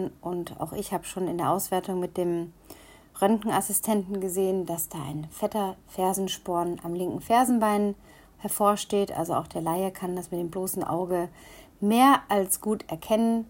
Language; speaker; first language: German; native; German